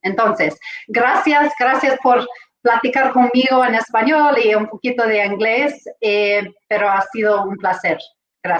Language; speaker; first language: Spanish; non-native, fluent; English